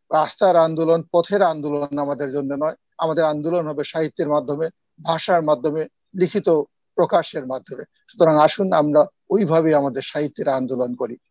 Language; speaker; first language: Bangla; non-native, local second language; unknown